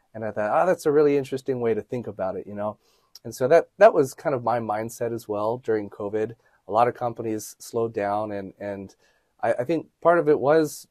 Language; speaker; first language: English; native; English